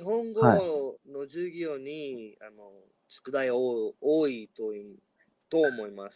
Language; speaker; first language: Japanese; non-native, learner; Spanish